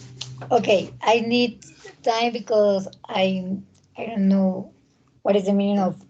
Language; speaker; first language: English; non-native, learner; Spanish